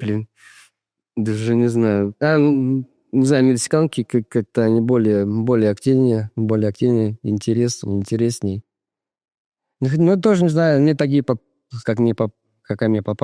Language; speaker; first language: Russian; native; Russian